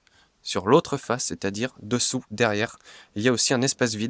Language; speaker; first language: French; native; French